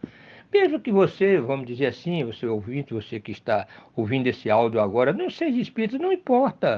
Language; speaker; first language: Portuguese; native; Portuguese